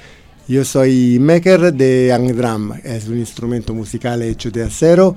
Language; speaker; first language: Spanish; non-native, fluent; Italian